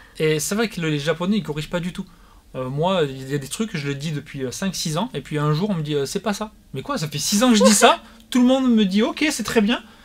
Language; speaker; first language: French; native; French